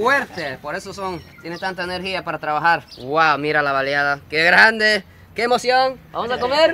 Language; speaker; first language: Spanish; non-native, fluent; Japanese